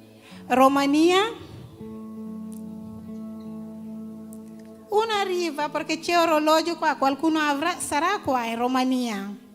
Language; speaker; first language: Italian; non-native, learner; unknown